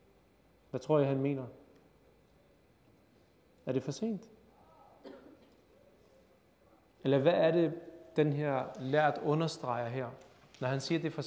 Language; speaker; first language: Danish; early bilingual, other home language; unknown